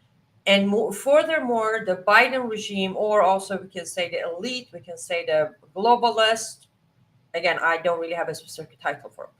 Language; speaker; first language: English; non-native, fluent; Persian